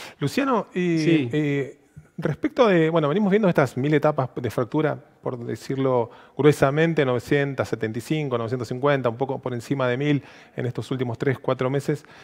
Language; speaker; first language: Spanish; native; Spanish